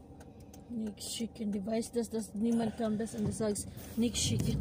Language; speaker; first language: German; non-native, learner; Filipino